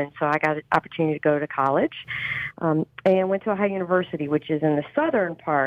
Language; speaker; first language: English; native; English